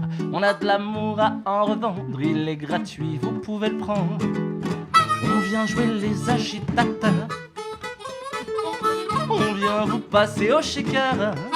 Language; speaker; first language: French; native; French